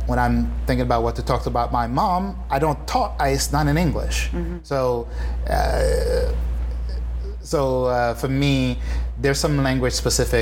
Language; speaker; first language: English; non-native, fluent; Haitian Creole